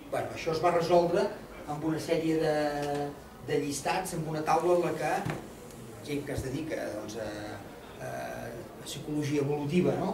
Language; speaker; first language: Catalan; native; Catalan